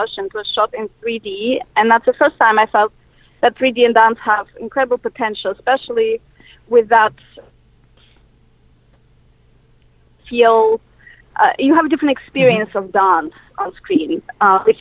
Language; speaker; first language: English; non-native, fluent; Russian